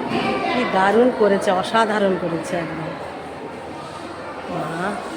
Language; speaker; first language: Bangla; native; Bangla